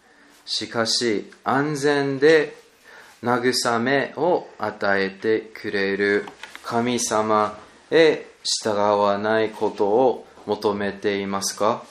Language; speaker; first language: Japanese; non-native, learner; English